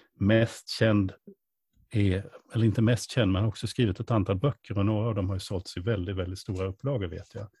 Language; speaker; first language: Swedish; native; Swedish